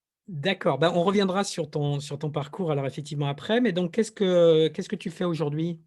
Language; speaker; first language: French; native; French